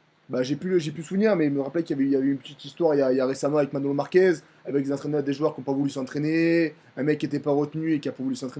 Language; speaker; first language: French; native; French